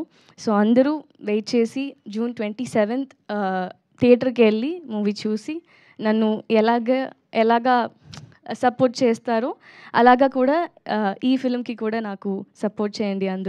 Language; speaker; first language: Telugu; non-native, learner; Tamil